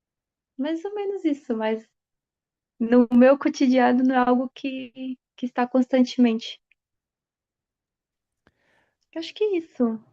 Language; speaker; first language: Portuguese; non-native, fluent; Spanish